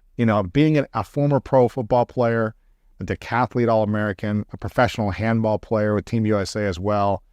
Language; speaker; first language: English; native; English